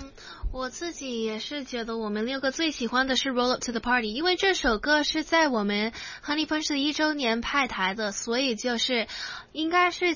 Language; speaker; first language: Chinese; non-native, local second language; Cantonese